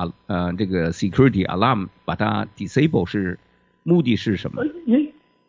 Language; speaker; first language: Chinese; native; Chinese